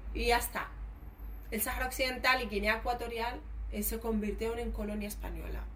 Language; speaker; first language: Spanish; early bilingual, other home language; Arabic